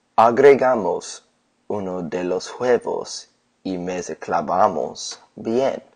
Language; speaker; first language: Spanish; non-native, learner; English